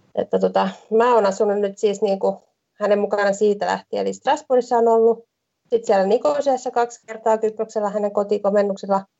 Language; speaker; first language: Finnish; native; Finnish